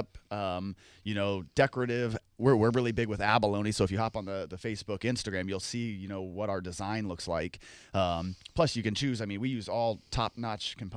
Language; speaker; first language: English; native; English